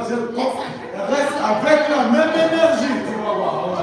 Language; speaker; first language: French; non-native, learner; Portuguese